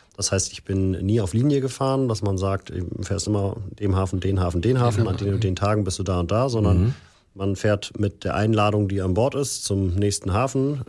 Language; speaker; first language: German; native; German